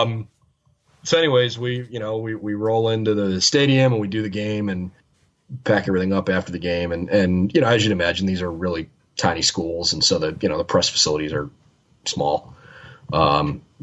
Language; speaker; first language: English; native; English